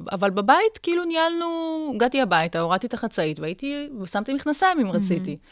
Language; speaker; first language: Hebrew; early bilingual, other home language; Russian